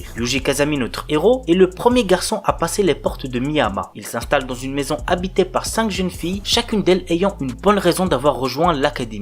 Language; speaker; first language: French; native; French